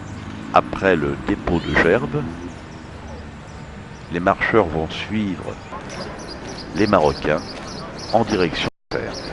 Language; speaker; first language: French; native; French